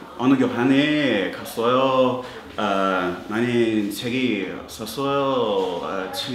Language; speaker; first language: Korean; non-native, learner; English